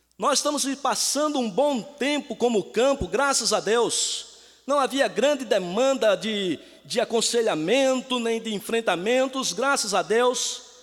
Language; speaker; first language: Portuguese; native; Portuguese